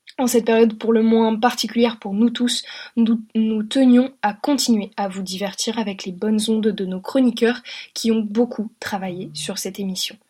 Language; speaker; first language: French; native; French